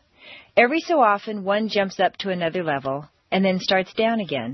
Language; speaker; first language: English; native; English